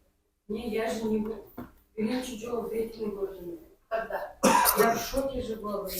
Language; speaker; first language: Russian; non-native, local second language; Kyrgyz